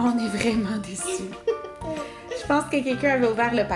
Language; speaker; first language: French; native; French